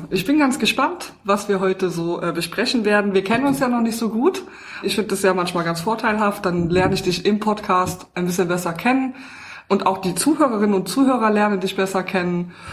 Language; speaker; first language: German; native; German